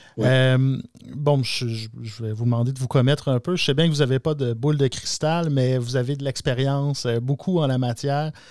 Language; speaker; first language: French; native; French